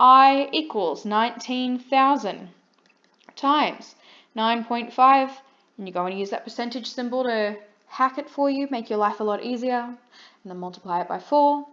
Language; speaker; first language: English; native; English